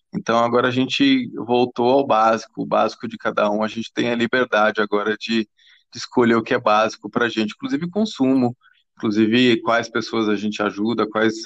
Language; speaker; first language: Portuguese; non-native, fluent; English